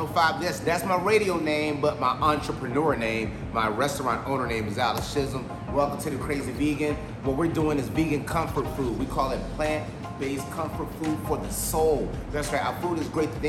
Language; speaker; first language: English; native; English